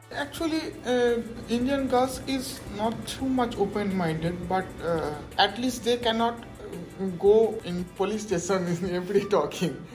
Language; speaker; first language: English; non-native, local second language; Bangla